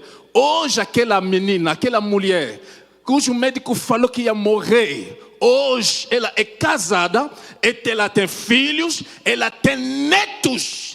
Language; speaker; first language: Portuguese; non-native, fluent; French